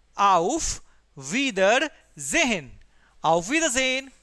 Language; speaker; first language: German; non-native, fluent; Hindi